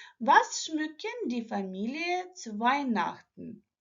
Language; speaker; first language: German; non-native, fluent; Ukrainian